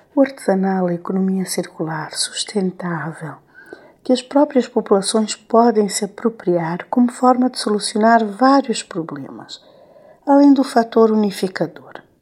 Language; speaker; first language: Portuguese; non-native, local second language; Kabuverdianu